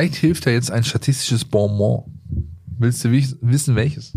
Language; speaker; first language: German; native; German